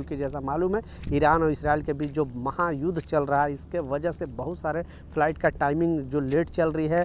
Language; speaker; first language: Hindi; native; Hindi